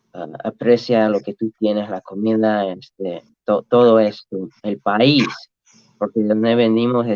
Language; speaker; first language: Spanish; early bilingual, other home language; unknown